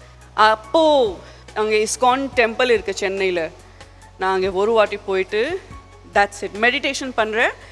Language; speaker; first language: Tamil; non-native, learner; Gujarati